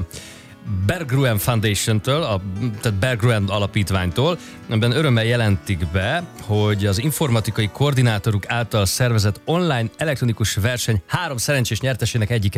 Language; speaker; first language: Hungarian; native; Hungarian